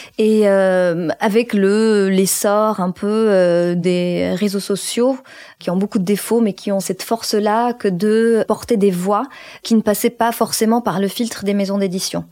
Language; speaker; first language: French; non-native, local second language; Arabic